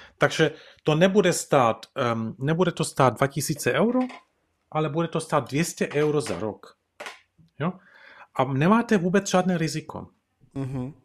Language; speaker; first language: Czech; early bilingual, heritage; Czech